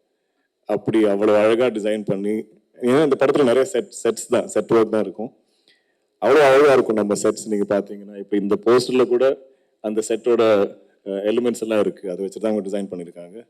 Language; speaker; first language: Tamil; non-native, local second language; Malayalam